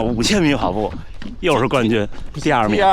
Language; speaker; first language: Chinese; native; Chinese